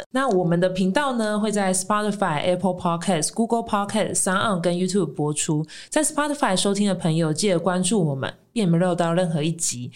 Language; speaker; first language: Chinese; native; Chinese